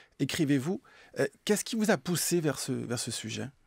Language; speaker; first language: French; native; French